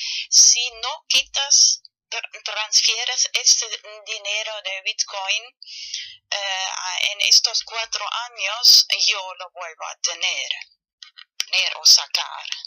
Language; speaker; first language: Spanish; non-native, fluent; German